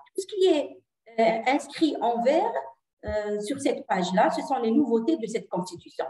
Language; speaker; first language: French; non-native, local second language; Arabic